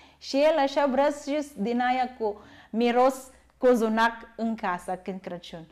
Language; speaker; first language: Romanian; non-native, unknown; Filipino